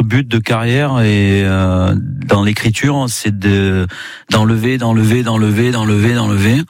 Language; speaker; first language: French; native; French